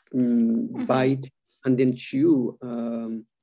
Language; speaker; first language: English; non-native, fluent; Persian